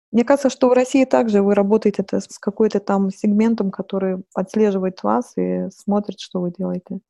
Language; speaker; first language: Russian; non-native, fluent; Lithuanian